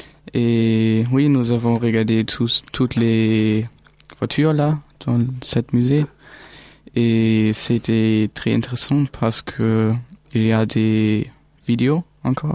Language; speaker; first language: French; non-native, learner; German